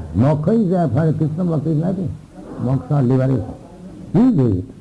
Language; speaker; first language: English; non-native, local second language; Hindi